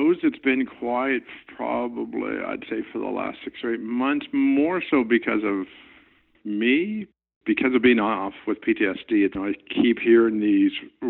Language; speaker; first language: English; native; English